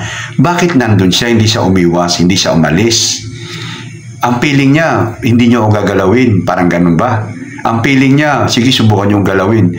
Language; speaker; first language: Filipino; non-native, local second language; Cebuano